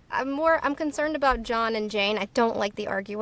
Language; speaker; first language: English; native; English